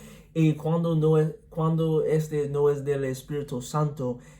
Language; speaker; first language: Spanish; non-native, learner; English